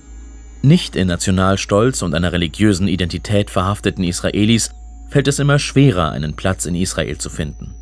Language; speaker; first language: German; native; German